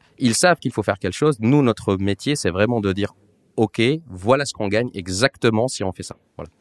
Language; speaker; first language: French; non-native, local second language; Arabic